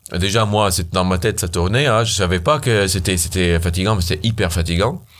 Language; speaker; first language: French; non-native, fluent; Arabic